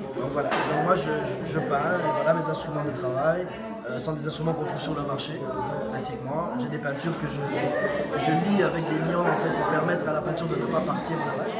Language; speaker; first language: French; early bilingual, other home language; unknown